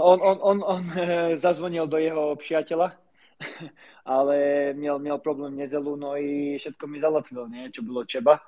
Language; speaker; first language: Polish; non-native, learner; Slovak